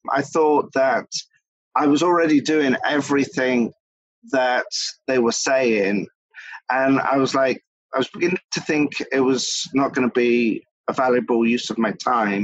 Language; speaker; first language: English; native; English